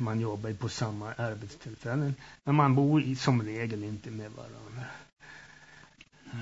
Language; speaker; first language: Swedish; early bilingual, heritage; Swedish